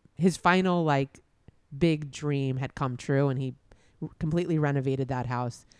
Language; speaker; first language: English; native; English